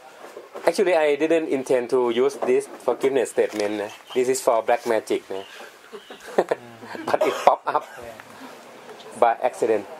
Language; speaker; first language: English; non-native, learner; Thai